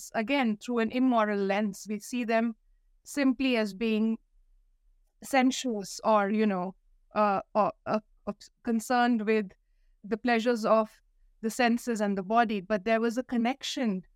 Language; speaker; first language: English; non-native, local second language; Hindi